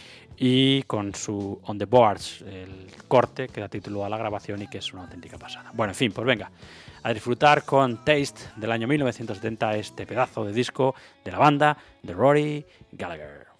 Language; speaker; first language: Spanish; native; Spanish